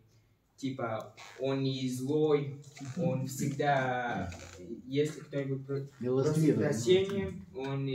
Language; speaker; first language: Russian; early bilingual, heritage; Russian